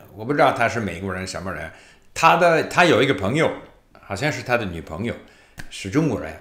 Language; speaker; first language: Chinese; non-native, fluent; English